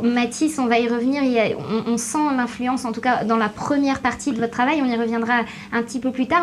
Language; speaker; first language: French; native; French